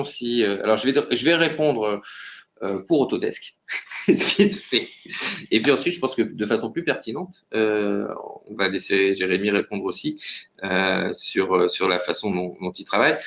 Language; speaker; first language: French; native; French